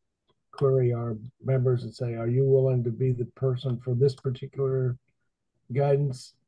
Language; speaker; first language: English; native; English